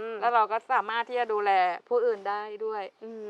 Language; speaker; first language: Thai; native; Thai